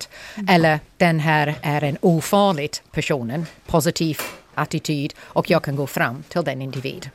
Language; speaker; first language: Swedish; non-native, fluent; English